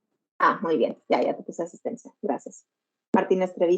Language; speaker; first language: Spanish; native; Spanish